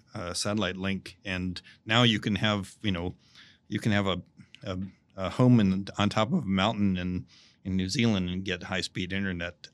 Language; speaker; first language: English; native; English